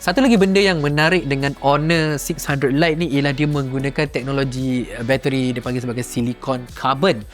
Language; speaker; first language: Malay; native; Malay